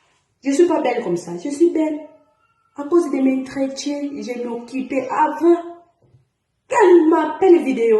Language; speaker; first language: French; non-native, learner; Portuguese